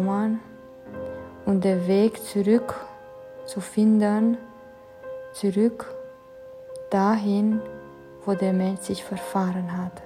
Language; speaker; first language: German; non-native, fluent; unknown